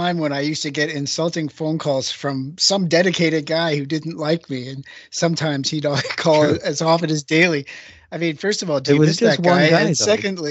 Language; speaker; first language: English; native; English